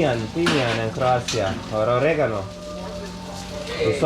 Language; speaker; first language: Spanish; non-native, learner; Croatian